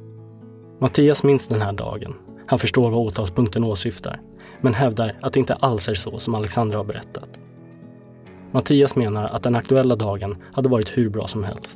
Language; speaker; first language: Swedish; native; Swedish